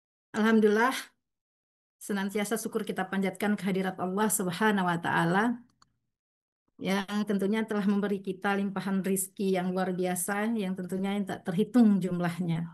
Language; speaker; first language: Indonesian; native; Indonesian